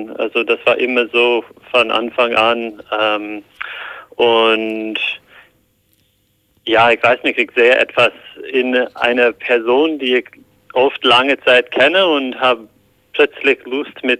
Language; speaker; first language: German; non-native, fluent; English